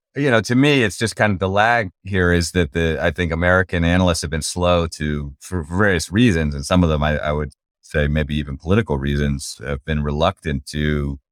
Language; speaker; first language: English; native; English